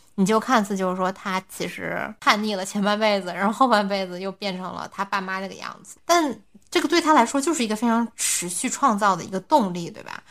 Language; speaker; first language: Chinese; native; Chinese